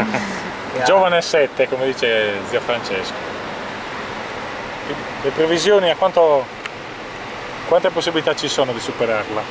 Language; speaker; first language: Italian; native; Italian